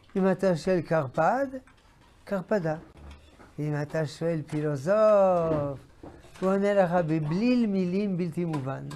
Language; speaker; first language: Hebrew; non-native, fluent; French